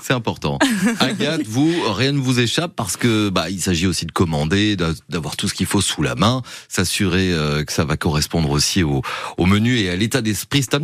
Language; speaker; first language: French; native; French